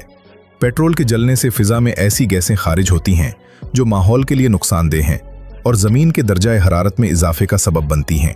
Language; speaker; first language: Urdu; native; Urdu